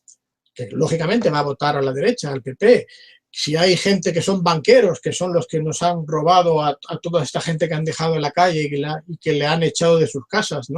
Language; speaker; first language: Spanish; native; Spanish